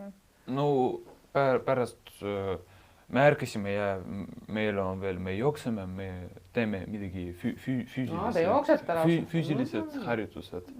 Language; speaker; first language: Estonian; non-native, local second language; Russian